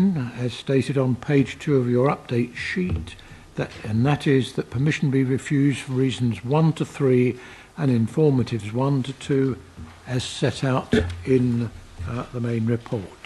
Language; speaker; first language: English; native; English